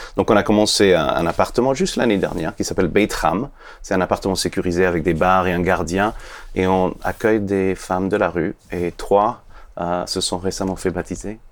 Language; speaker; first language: French; non-native, fluent; Hebrew